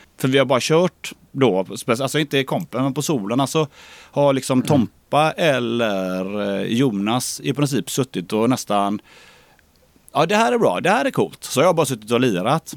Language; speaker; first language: Swedish; native; Swedish